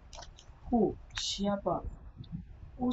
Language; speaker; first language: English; non-native, learner; Indonesian